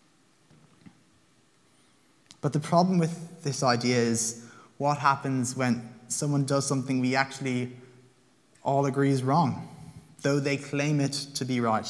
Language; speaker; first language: English; native; English